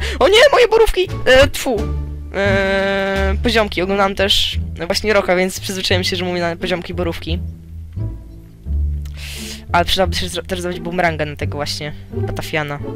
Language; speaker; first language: Polish; native; Polish